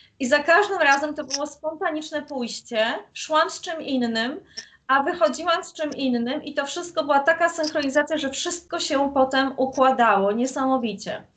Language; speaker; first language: Polish; native; Polish